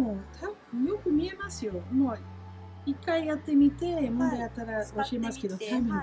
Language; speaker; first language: Japanese; non-native, fluent; English